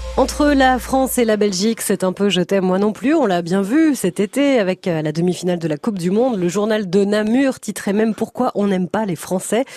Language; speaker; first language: French; native; French